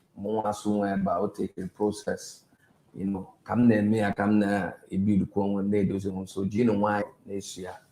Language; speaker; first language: Igbo; native; Igbo